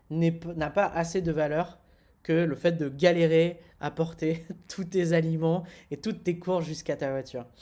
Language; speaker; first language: French; native; French